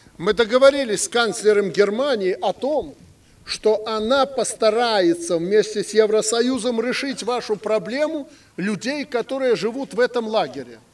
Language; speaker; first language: Russian; native; Russian